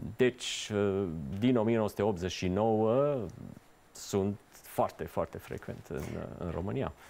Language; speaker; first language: Romanian; early bilingual, heritage; Romanian